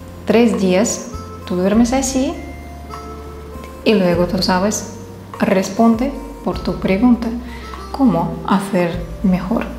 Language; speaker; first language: Spanish; non-native, fluent; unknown